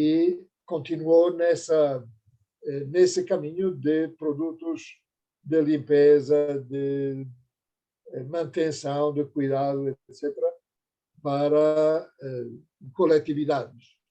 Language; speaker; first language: Portuguese; non-native, fluent; Persian